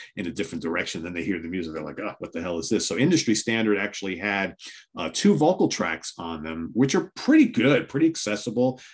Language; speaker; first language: English; native; English